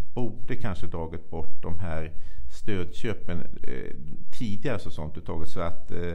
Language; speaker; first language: Swedish; native; Swedish